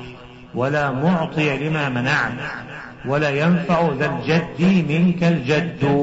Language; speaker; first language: Arabic; native; Arabic